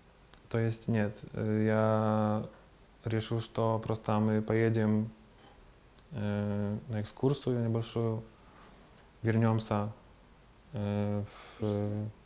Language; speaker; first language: Russian; non-native, fluent; Polish